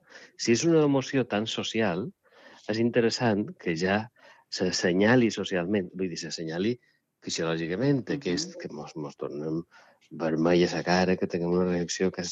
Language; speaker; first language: Catalan; native; Catalan